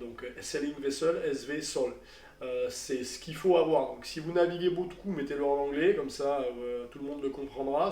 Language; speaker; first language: French; native; French